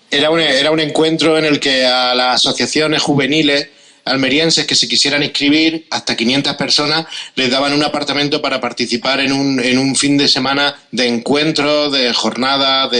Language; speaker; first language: Spanish; native; Spanish